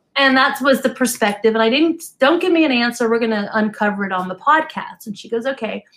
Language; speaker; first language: English; native; English